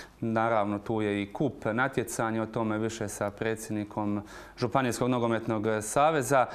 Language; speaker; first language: Croatian; native; Croatian